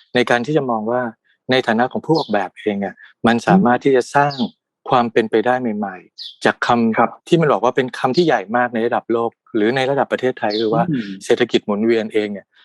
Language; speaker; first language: Thai; native; Thai